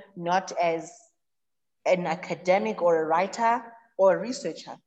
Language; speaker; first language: English; non-native, local second language; Zulu